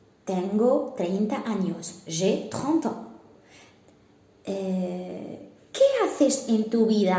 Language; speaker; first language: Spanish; non-native, fluent; Arabic